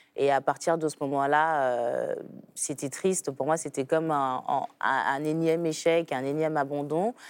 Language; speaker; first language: French; early bilingual, other home language; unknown